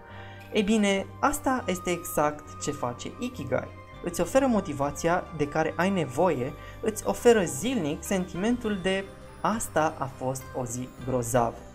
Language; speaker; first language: Romanian; native; Romanian